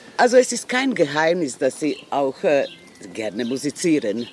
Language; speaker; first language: German; non-native, fluent; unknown